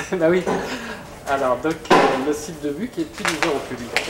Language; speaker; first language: French; native; French